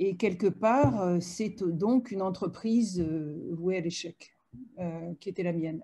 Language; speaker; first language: French; native; French